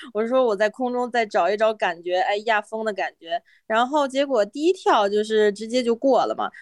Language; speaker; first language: Chinese; native; Chinese